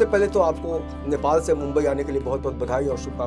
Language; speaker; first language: Hindi; native; Hindi